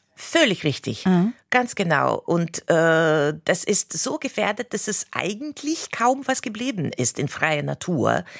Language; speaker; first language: German; non-native, fluent; Russian